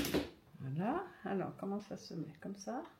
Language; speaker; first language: French; native; French